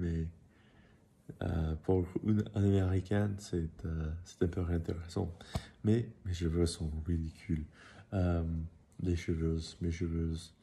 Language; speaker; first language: French; non-native, learner; English